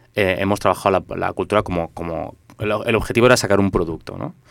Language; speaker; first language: Spanish; non-native, local second language; Catalan